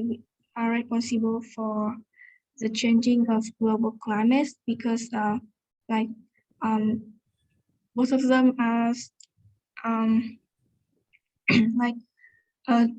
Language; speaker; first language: English; non-native, learner; Vietnamese